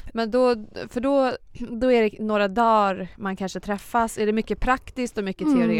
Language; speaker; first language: Swedish; native; Swedish